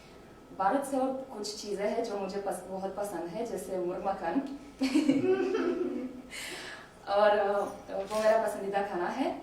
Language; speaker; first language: Hindi; non-native, learner; Romanian